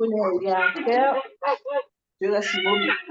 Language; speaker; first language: French; non-native, local second language; Haitian Creole